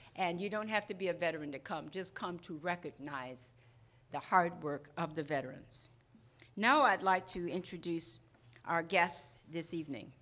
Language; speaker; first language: English; non-native, fluent; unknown